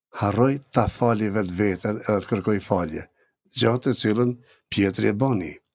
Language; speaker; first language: Albanian; native; Albanian